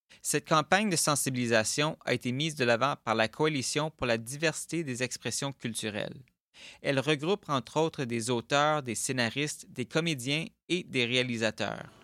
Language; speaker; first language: French; native; French